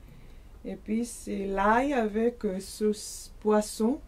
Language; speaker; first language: French; non-native, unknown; Korean